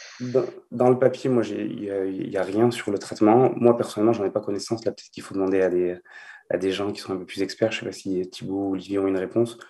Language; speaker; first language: French; native; French